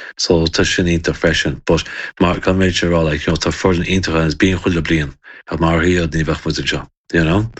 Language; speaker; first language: Irish; native; Irish